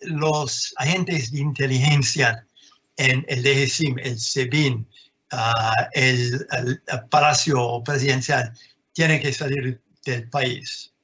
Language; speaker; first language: Spanish; non-native, fluent; English